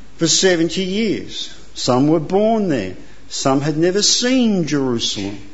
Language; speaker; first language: English; native; English